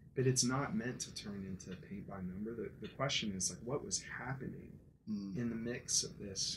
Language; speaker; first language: English; native; English